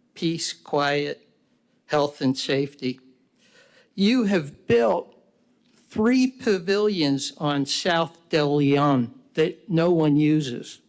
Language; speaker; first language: English; native; English